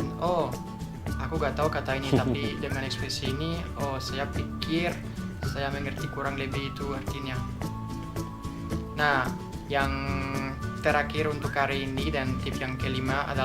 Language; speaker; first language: Indonesian; non-native, fluent; French